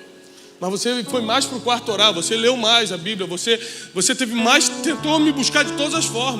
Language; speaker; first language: Portuguese; native; Portuguese